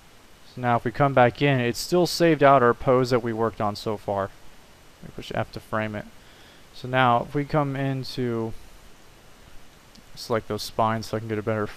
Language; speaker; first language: English; native; English